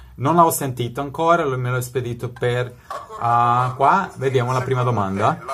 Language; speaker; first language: Italian; non-native, fluent; Spanish